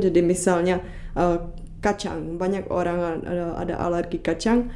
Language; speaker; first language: Indonesian; non-native, fluent; Czech